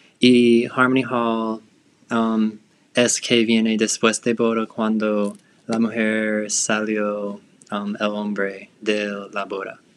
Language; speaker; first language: Spanish; non-native, learner; English